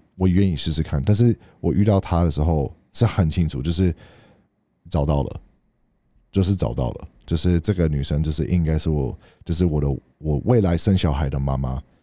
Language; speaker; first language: Chinese; native; Chinese